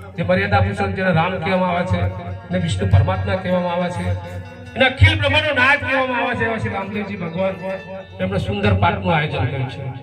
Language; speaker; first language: Gujarati; native; Gujarati